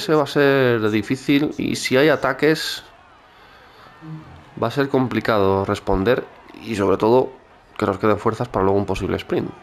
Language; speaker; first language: Spanish; native; Spanish